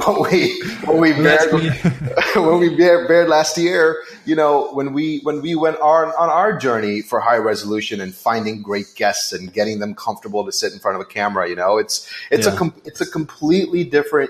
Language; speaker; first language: English; non-native, local second language; Hindi